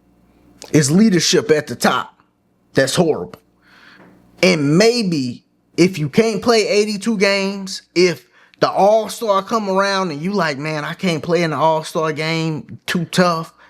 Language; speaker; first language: English; native; English